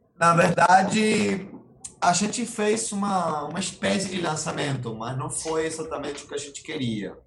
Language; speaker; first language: Portuguese; non-native, fluent; Spanish